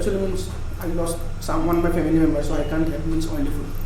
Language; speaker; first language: English; non-native, local second language; Assamese